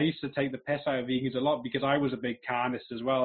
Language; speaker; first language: English; native; English